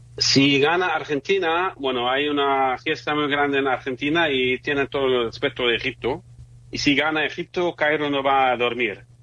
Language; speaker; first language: Spanish; non-native, fluent; German